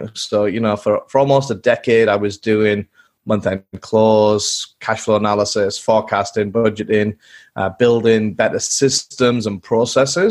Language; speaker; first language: English; native; English